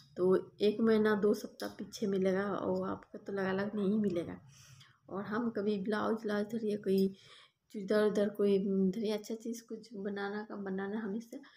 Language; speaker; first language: Hindi; non-native, local second language; Bangla